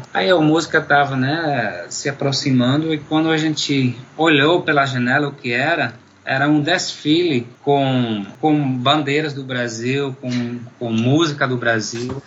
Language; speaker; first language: Portuguese; non-native, fluent; Dutch